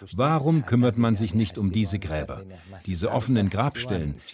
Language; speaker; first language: German; non-native, fluent; Kurdish